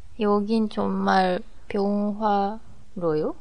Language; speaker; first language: Korean; non-native, learner; Japanese